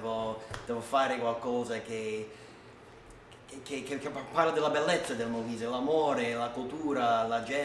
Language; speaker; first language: Italian; non-native, learner; English